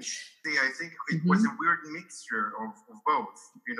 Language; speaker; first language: English; non-native, fluent; Hebrew